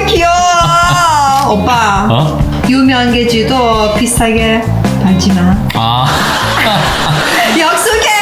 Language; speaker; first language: Korean; non-native, learner; Persian